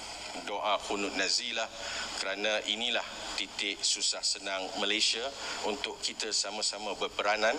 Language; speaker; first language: Malay; native; Malay